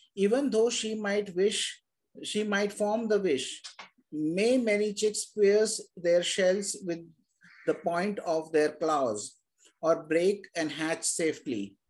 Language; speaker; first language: English; non-native, local second language; Hindi